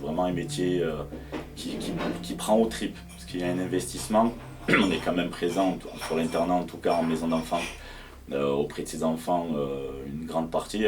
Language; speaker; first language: French; native; French